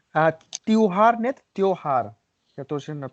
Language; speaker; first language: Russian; non-native, learner; Hindi